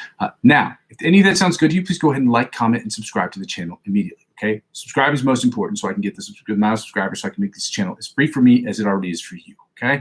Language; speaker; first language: English; native; English